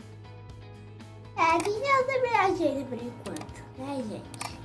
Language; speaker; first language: Portuguese; native; Portuguese